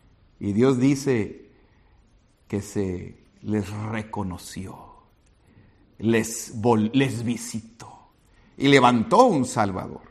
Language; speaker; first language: Spanish; native; Spanish